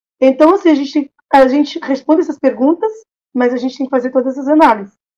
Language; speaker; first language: Portuguese; non-native, local second language; Kabuverdianu